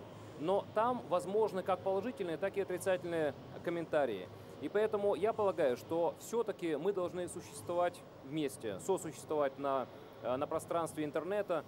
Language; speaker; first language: Russian; native; Russian